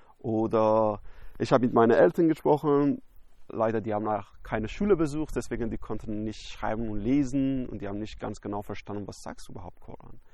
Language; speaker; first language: German; non-native, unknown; Persian